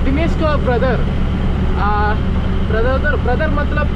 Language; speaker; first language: Hindi; non-native, learner; Tamil